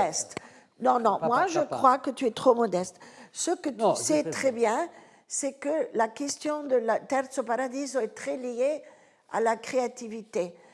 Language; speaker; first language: French; non-native, fluent; Italian